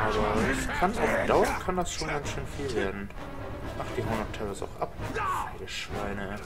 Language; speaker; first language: German; native; German